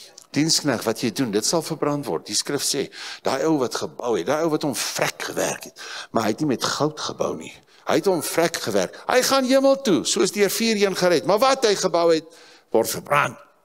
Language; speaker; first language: Afrikaans; native; Afrikaans